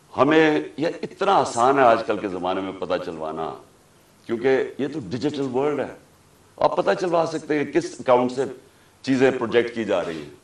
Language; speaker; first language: Urdu; native; Urdu